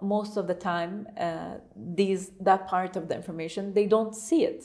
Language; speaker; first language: English; non-native, fluent; Arabic